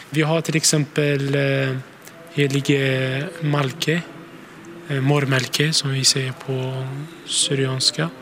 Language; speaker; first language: Swedish; early bilingual, other home language; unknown